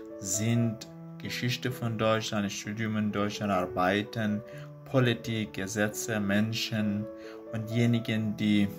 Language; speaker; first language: German; non-native, fluent; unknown